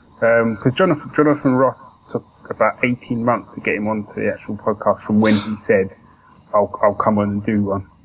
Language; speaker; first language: English; native; English